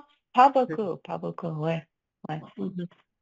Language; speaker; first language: French; non-native, fluent; English